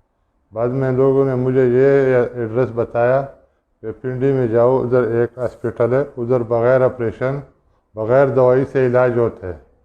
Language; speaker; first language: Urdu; non-native, local second language; Pashto